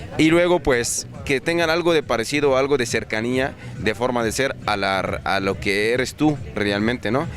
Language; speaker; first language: Spanish; non-native, fluent; Arabic